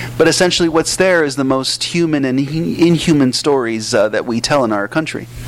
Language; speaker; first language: English; early bilingual, other home language; Spanish